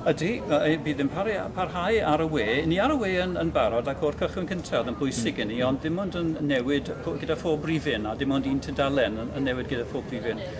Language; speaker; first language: Welsh; native; Welsh